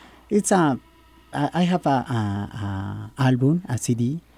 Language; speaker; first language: English; non-native, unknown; Spanish